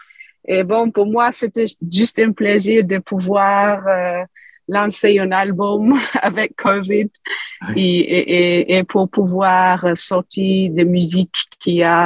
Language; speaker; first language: French; non-native, fluent; English